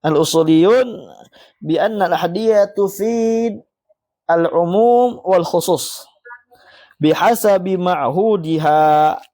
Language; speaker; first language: Arabic; non-native, fluent; Indonesian